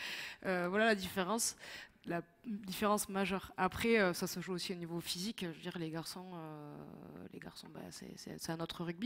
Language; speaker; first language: French; native; French